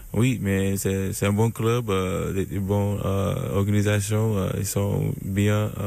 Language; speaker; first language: French; non-native, learner; English